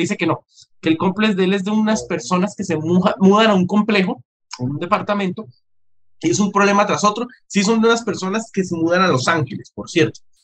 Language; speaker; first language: Spanish; native; Spanish